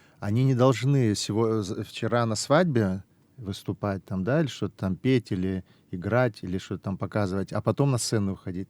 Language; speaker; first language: Russian; non-native, local second language; Abkhazian